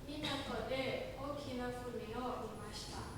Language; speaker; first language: Japanese; non-native, learner; Indonesian